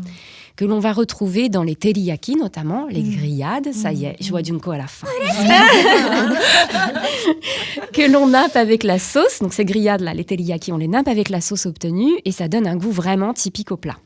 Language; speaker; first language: French; native; French